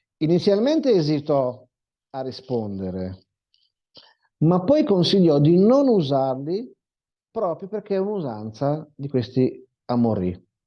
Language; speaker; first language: Italian; non-native, fluent; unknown